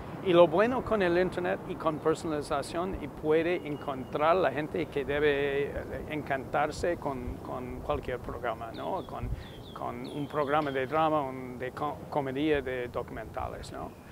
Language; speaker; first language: Spanish; non-native, fluent; English